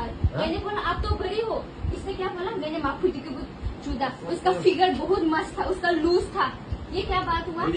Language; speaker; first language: Hindi; non-native, local second language; Kok Borok